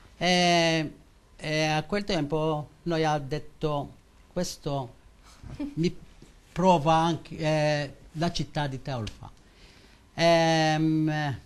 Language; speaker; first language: Italian; non-native, learner; Maltese